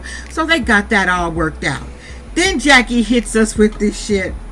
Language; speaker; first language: English; native; English